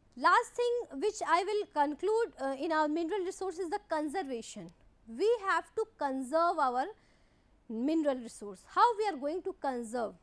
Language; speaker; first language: English; non-native, local second language; Hindi